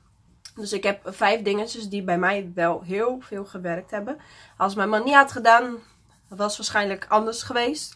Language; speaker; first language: Dutch; non-native, fluent; Portuguese